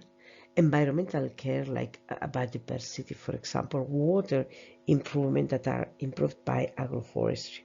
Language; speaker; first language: English; non-native, fluent; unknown